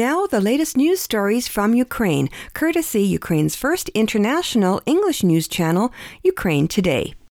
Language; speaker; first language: English; early bilingual, other home language; Ukrainian